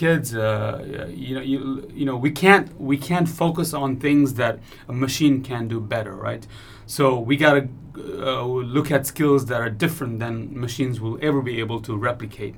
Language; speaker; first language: English; non-native, local second language; Nepali